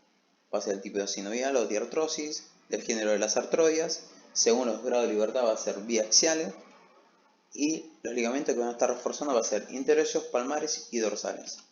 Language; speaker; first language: Spanish; native; Spanish